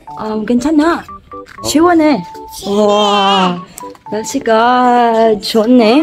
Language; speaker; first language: Korean; non-native, learner; Filipino